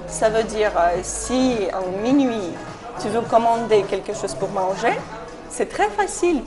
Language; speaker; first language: French; non-native, fluent; Ukrainian